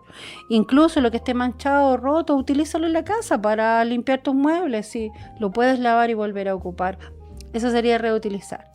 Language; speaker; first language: Spanish; native; Spanish